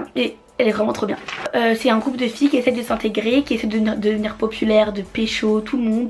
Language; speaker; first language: French; native; French